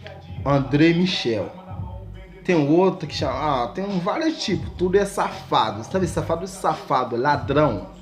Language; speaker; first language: Portuguese; non-native, learner; Haitian Creole